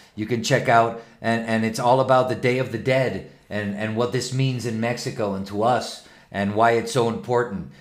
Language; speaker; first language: English; non-native, fluent; Spanish